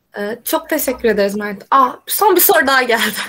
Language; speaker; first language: Turkish; native; Turkish